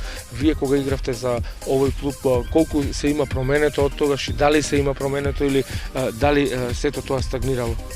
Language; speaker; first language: Macedonian; native; Macedonian